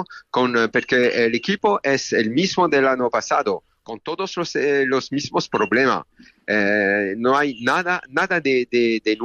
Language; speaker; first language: Spanish; non-native, fluent; French